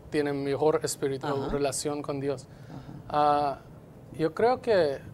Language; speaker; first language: Spanish; non-native, fluent; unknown